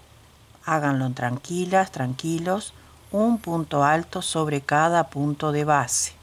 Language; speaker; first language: Spanish; native; Spanish